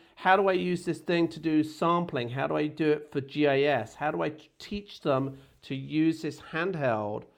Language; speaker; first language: English; native; English